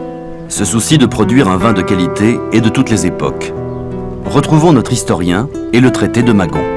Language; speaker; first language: French; native; French